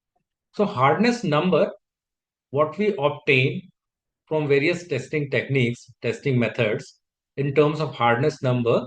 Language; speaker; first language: English; non-native, local second language; Hindi